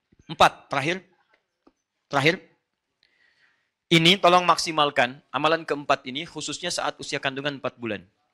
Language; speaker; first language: Indonesian; non-native, fluent; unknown